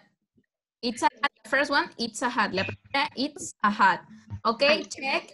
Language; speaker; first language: English; non-native, fluent; Spanish